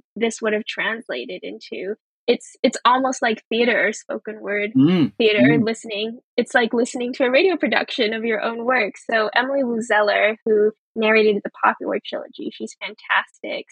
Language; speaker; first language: English; early bilingual, other home language; Chinese